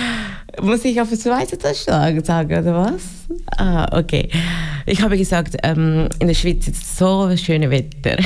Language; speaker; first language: German; non-native, learner; Tamil